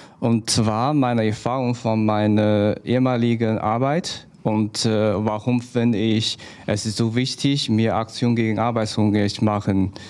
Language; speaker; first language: German; non-native, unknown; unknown